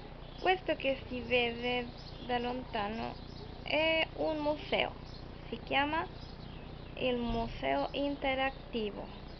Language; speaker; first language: Italian; non-native, learner; Spanish